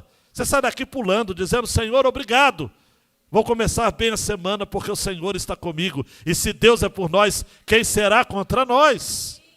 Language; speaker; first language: Portuguese; native; Portuguese